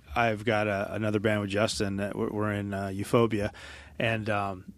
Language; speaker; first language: English; native; English